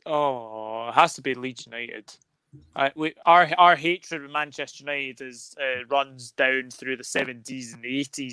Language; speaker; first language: English; native; English